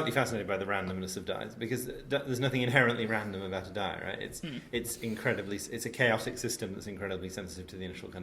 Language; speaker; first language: English; native; English